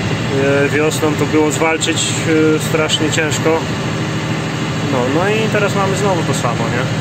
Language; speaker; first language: Polish; native; Polish